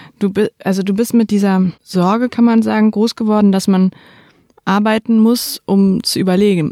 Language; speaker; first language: German; native; German